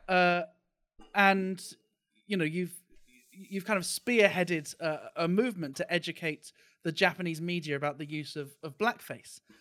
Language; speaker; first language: English; native; English